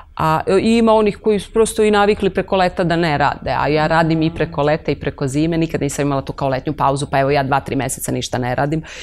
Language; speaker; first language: Serbian; non-native, local second language; Romanian